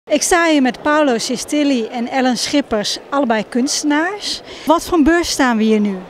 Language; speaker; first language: Dutch; native; Dutch